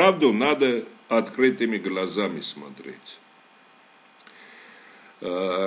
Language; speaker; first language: Russian; non-native, fluent; Armenian